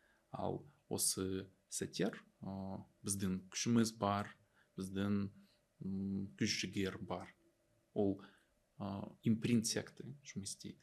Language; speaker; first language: Kazakh; non-native, learner; Russian